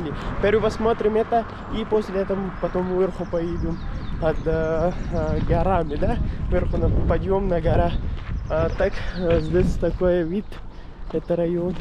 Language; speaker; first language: Russian; non-native, learner; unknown